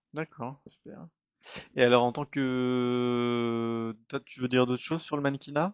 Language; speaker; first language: French; native; French